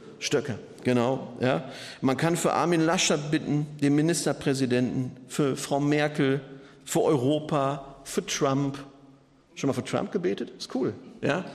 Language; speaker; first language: German; native; German